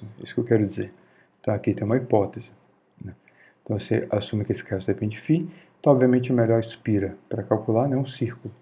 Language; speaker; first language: Portuguese; native; Portuguese